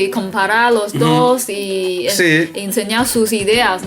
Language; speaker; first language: Spanish; non-native, fluent; Chinese